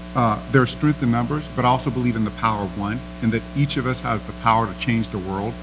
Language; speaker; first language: English; native; English